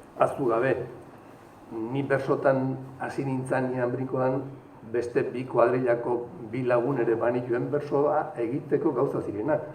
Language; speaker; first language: Basque; native; Basque